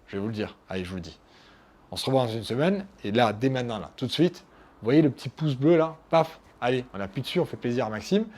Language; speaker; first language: French; native; French